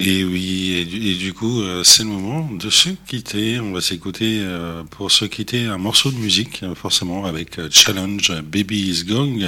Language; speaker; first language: French; native; French